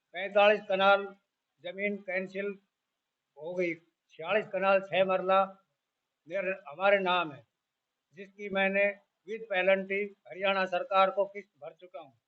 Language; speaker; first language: Hindi; native; Hindi